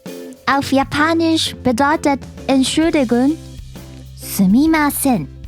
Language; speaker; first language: German; non-native, fluent; Japanese